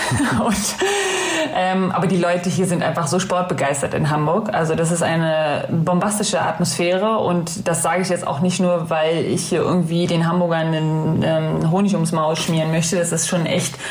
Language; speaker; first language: German; native; German